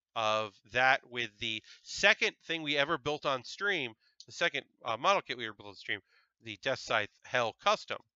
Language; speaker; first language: English; native; English